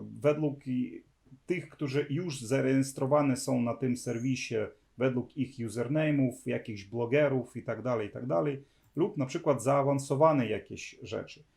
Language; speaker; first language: Polish; non-native, fluent; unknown